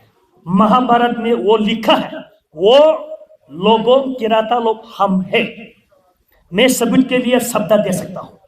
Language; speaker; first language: Hindi; non-native, local second language; Thado Chin